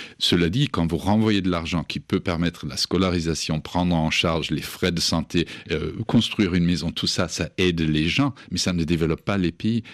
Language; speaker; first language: French; non-native, fluent; English